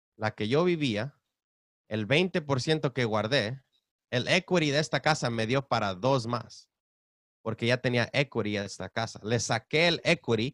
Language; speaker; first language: Spanish; early bilingual, heritage; Spanish